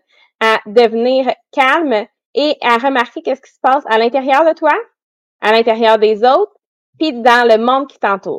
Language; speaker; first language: French; native; French